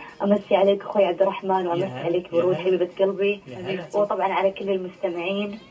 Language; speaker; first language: Arabic; native; Arabic